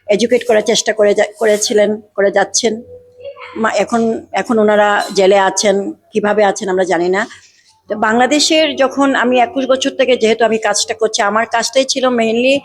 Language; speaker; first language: Bangla; native; Bangla